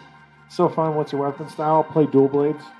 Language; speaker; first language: English; native; English